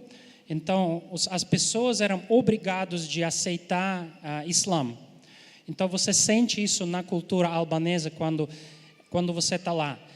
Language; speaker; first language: Portuguese; non-native, fluent; Ukrainian